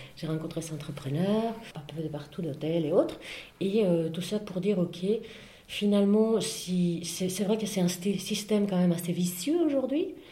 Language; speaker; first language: French; non-native, fluent; Spanish